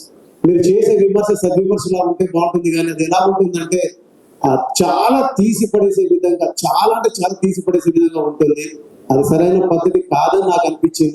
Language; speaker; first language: Telugu; native; Telugu